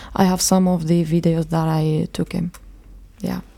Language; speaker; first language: English; non-native, fluent; Arabic